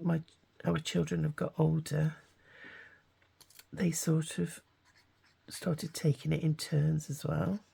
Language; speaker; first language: English; native; English